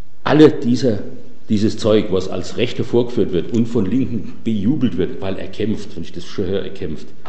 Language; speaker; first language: German; native; German